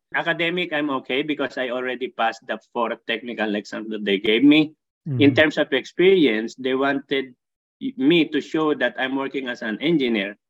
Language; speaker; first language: English; non-native, local second language; Filipino